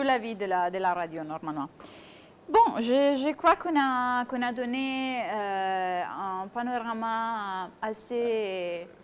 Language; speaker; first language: French; non-native, fluent; Italian